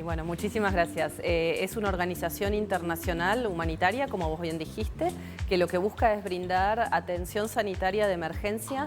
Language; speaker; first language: Spanish; native; Spanish